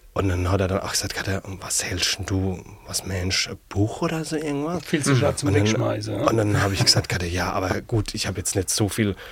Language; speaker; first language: German; native; German